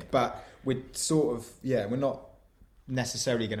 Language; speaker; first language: English; native; English